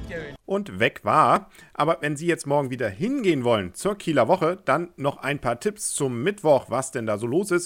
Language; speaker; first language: German; native; German